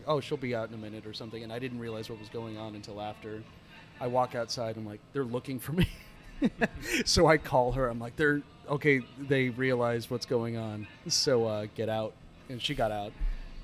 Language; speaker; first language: English; native; English